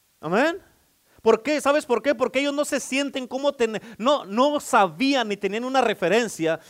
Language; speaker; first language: Spanish; native; Spanish